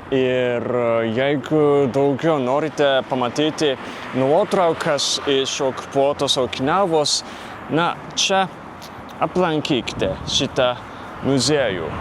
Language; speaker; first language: Lithuanian; non-native, fluent; Japanese